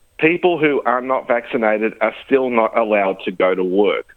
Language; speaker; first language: English; early bilingual, other home language; Greek